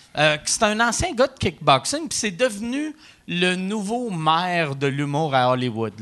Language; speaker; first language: French; native; French